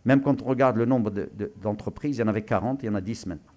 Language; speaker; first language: French; non-native, local second language; Arabic